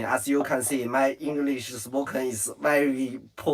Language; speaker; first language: English; non-native, learner; Chinese